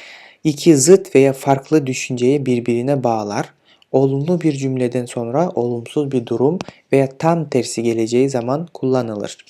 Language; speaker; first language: Turkish; non-native, fluent; Kyrgyz